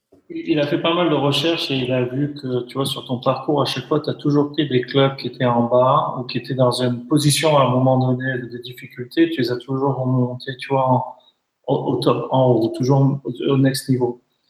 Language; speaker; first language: French; native; French